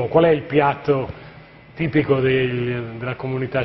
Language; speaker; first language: Italian; native; Italian